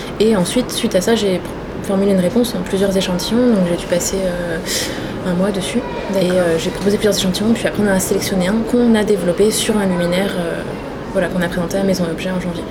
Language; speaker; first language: French; native; French